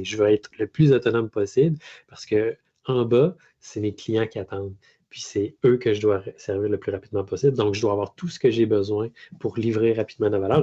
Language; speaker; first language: French; native; French